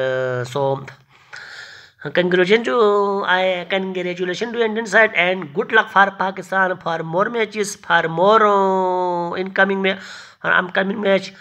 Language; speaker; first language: English; non-native, learner; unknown